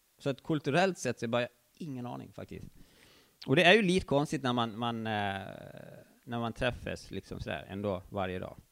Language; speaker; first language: Swedish; native; Swedish